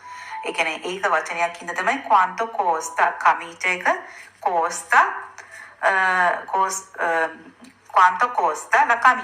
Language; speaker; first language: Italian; non-native, fluent; Sinhala